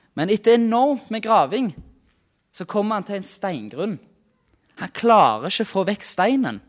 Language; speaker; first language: Norwegian; native; Norwegian